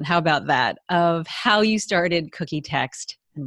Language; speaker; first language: English; native; English